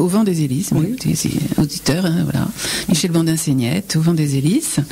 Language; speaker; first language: French; native; French